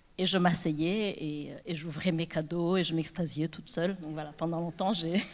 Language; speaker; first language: French; non-native, local second language; Kinyarwanda